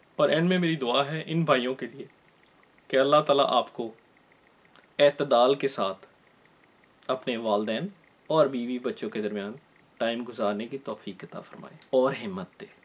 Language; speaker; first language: Urdu; native; Urdu